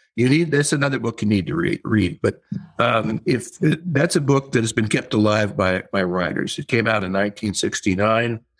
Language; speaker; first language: English; native; English